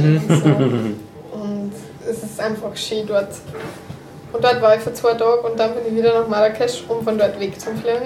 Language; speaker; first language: German; native; German